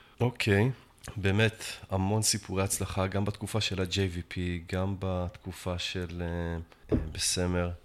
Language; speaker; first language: Hebrew; native; Hebrew